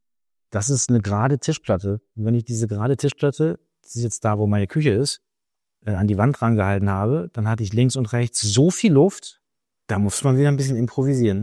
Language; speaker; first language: German; native; German